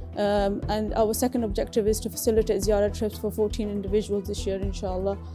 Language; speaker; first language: English; native; English